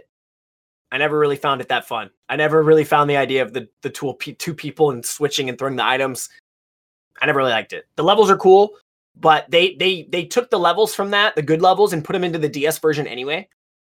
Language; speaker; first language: English; native; English